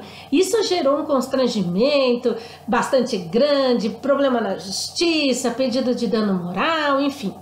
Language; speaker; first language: Portuguese; native; Portuguese